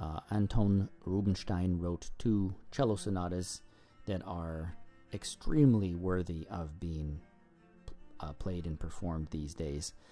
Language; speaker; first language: English; native; English